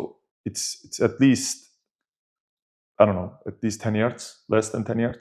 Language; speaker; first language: English; non-native, fluent; Turkish